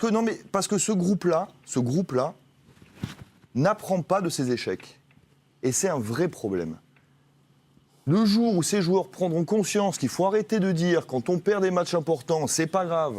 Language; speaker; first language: French; native; French